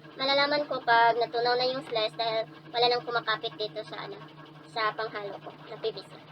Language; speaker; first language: Filipino; non-native, local second language; Cebuano